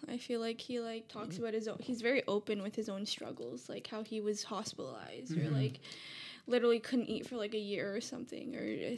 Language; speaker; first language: English; native; English